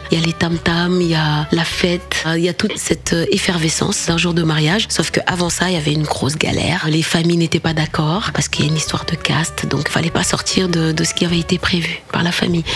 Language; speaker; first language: French; non-native, local second language; Wolof